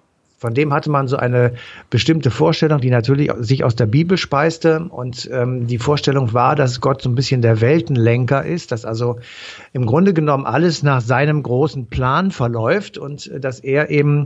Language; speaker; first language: German; native; German